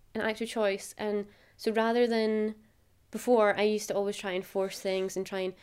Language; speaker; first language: English; native; English